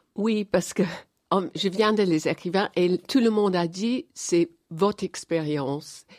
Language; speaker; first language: French; non-native, fluent; English